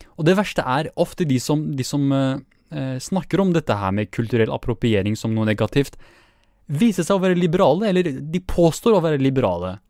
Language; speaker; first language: Norwegian; early bilingual, other home language; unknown